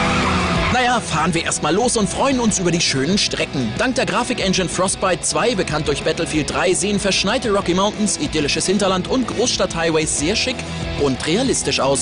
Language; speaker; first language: German; native; German